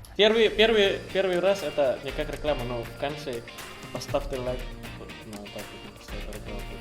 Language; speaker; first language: Russian; non-native, learner; Indonesian